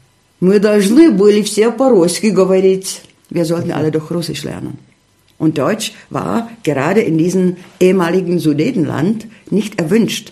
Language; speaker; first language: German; early bilingual, heritage; Czech